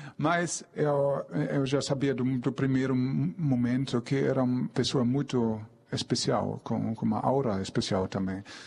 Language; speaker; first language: Portuguese; non-native, fluent; German